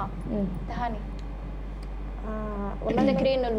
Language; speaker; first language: Arabic; native; Arabic